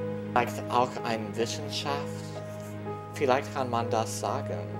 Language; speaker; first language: German; non-native, learner; English